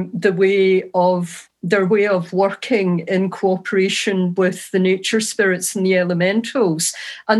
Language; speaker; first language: English; native; English